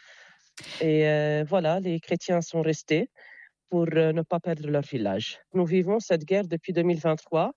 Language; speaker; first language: French; non-native, local second language; Arabic